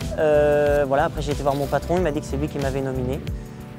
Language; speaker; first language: French; native; French